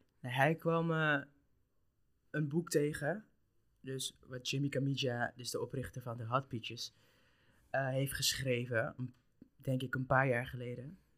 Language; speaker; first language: Dutch; non-native, local second language; Papiamento